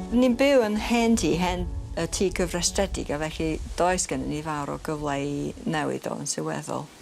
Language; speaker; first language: Welsh; non-native, local second language; English